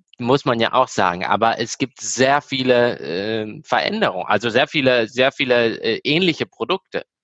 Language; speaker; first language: German; early bilingual, heritage; German